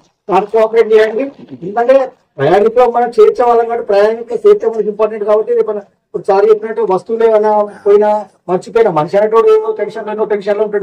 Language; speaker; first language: Telugu; native; Telugu